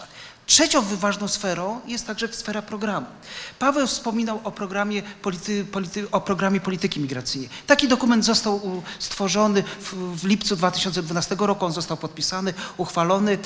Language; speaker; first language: Polish; native; Polish